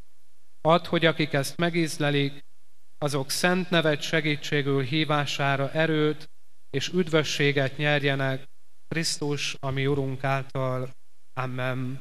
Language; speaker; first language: Hungarian; native; Hungarian